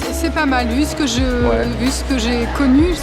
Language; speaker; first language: French; native; French